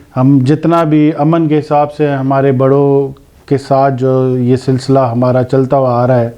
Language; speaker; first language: Urdu; non-native, local second language; Sindhi